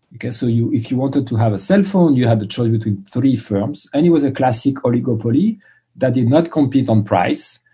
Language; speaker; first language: English; non-native, fluent; French